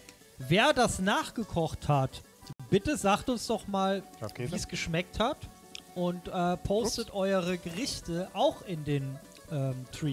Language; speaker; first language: German; native; German